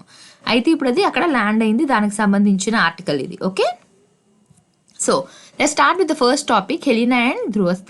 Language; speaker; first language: Telugu; native; Telugu